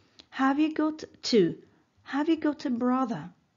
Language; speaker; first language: English; non-native, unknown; Azerbaijani